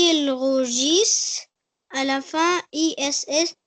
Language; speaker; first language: French; non-native, local second language; Arabic